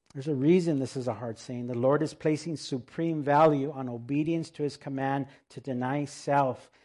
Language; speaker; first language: English; early bilingual, other home language; Spanish